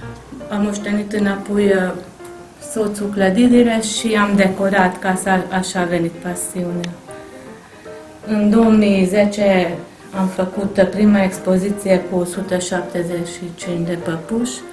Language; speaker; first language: Romanian; non-native, local second language; Hungarian